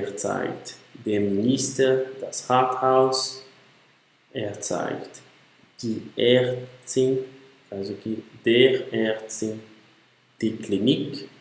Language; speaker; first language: German; non-native, learner; Portuguese